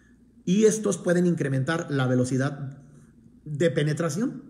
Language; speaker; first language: Spanish; native; Spanish